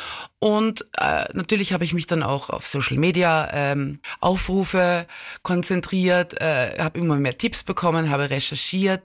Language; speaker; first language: German; native; German